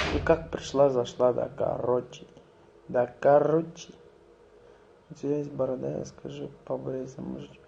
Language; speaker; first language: Russian; non-native, local second language; Azerbaijani